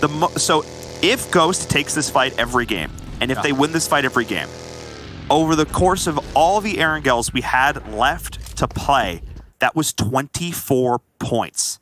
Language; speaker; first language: English; native; English